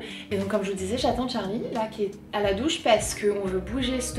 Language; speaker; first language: French; native; French